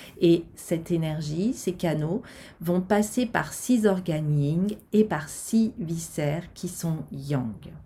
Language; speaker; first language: French; native; French